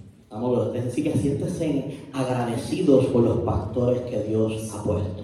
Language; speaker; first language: Spanish; native; Spanish